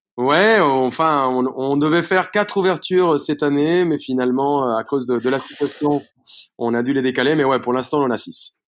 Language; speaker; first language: French; non-native, fluent; Spanish